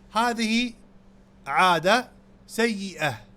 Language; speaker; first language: Arabic; non-native, fluent; Urdu